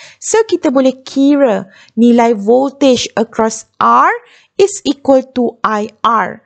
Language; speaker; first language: English; non-native, local second language; Malay